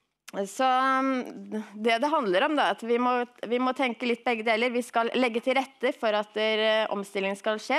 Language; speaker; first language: Norwegian; native; Norwegian